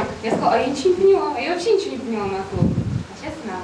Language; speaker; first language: Russian; native; Russian